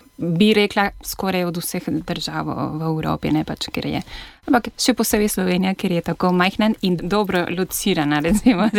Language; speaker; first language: Slovenian; non-native, fluent; Spanish